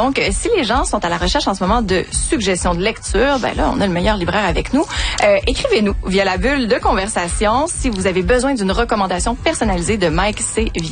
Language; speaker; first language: French; native; French